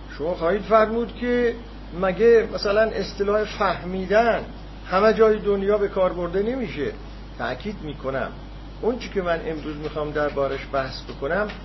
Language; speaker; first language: Persian; non-native, local second language; Azerbaijani